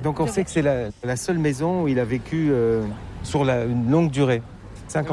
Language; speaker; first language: French; native; French